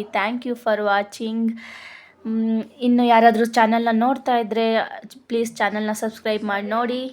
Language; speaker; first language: Kannada; native; Kannada